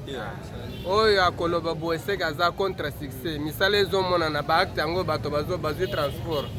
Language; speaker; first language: Lingala; native; Lingala